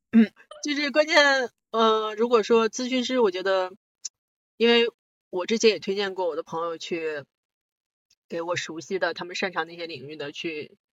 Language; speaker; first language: Chinese; non-native, local second language; Korean